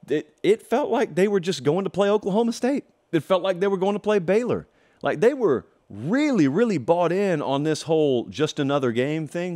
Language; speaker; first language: English; native; English